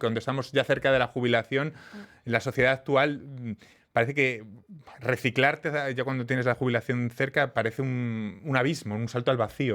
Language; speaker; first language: Spanish; native; Spanish